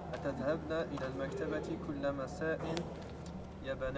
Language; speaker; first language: Arabic; non-native, learner; French